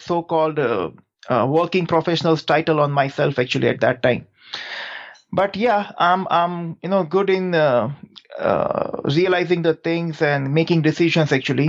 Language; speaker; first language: English; non-native, local second language; Gujarati